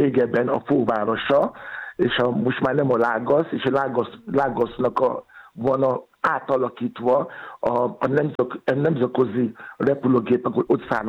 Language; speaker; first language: Hungarian; non-native, fluent; Yoruba